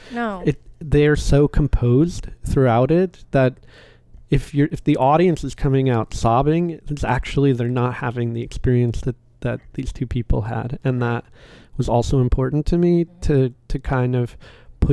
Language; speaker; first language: English; native; English